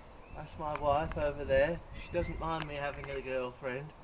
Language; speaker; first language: English; native; English